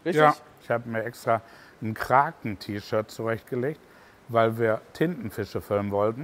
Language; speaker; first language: German; native; German